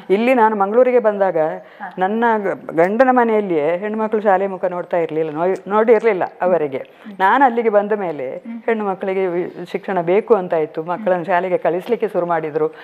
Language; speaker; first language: Kannada; non-native, local second language; Malayalam